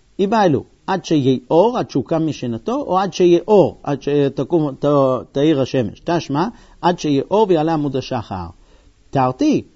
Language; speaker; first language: Hebrew; non-native, fluent; English